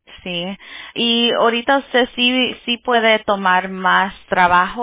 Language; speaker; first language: Spanish; early bilingual, heritage; Spanish